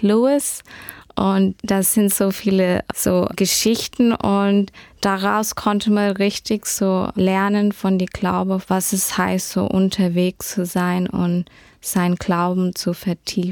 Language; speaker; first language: German; early bilingual, heritage; German